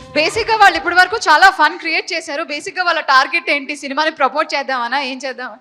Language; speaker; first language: Telugu; native; Telugu